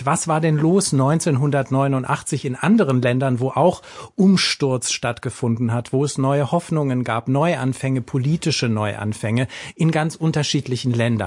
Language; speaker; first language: German; native; German